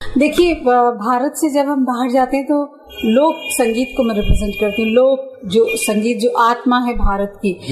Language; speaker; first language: Hindi; native; Hindi